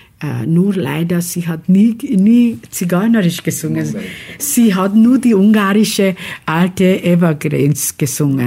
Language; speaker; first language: German; non-native, fluent; Romany